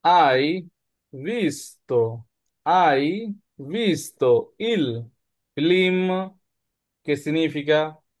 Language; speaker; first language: Italian; non-native, fluent; Bangla